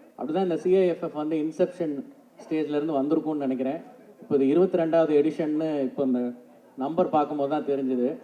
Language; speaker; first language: Tamil; native; Tamil